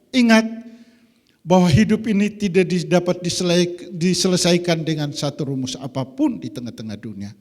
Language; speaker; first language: Indonesian; native; Indonesian